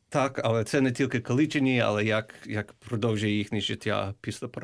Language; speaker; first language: Ukrainian; early bilingual, heritage; English